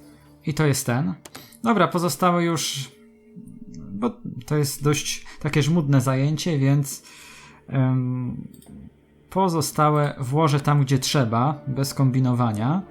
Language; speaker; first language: Polish; native; Polish